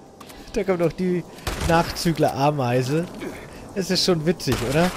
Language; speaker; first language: German; native; German